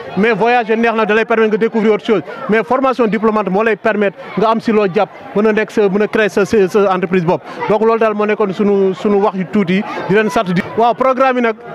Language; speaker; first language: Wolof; native; Wolof